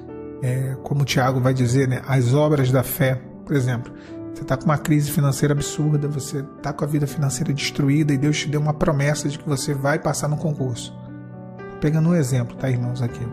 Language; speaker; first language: Portuguese; native; Portuguese